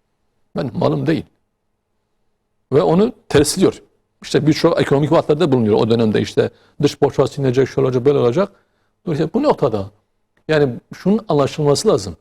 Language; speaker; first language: Turkish; native; Turkish